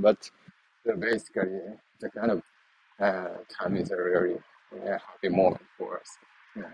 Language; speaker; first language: English; non-native, learner; Japanese